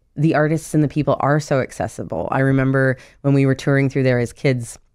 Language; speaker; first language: English; native; English